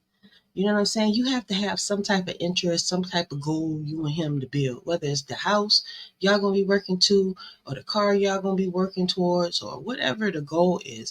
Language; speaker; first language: English; native; English